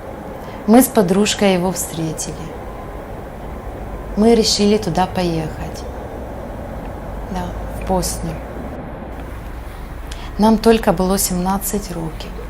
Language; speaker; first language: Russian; non-native, local second language; Ukrainian